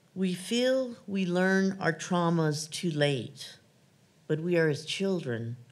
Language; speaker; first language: English; native; English